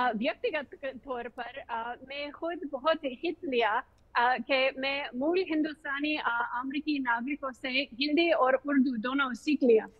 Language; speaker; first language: Hindi; non-native, fluent; English